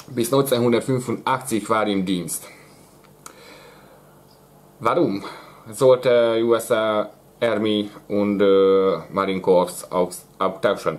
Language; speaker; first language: German; non-native, learner; Hungarian